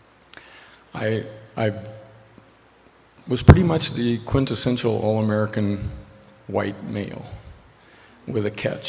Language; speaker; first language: English; native; English